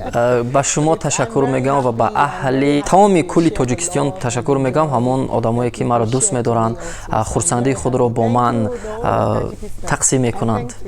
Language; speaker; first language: Persian; non-native, fluent; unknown